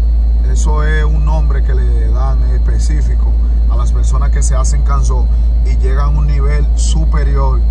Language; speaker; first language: Spanish; native; Spanish